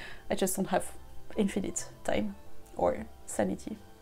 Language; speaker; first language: English; non-native, fluent; French